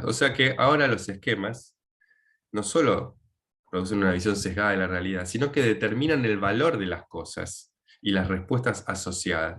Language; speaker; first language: Spanish; native; Spanish